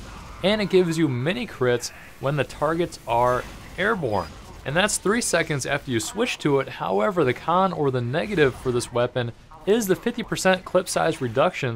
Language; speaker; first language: English; native; English